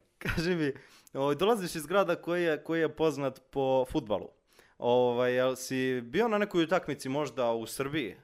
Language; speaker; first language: Serbian; native; Serbian